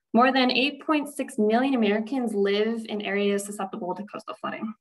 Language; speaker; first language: English; native; English